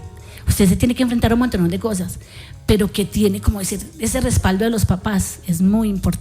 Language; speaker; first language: Spanish; native; Spanish